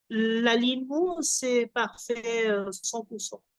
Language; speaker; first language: French; non-native, fluent; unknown